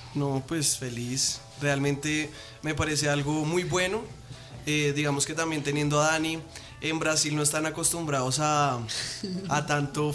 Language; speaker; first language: Spanish; native; Spanish